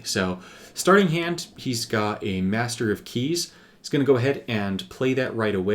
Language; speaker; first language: English; native; English